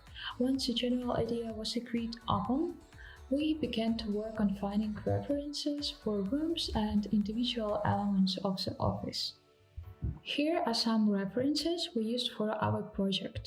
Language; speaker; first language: English; non-native, fluent; Ukrainian